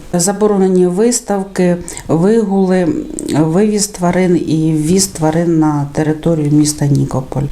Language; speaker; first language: Ukrainian; native; Ukrainian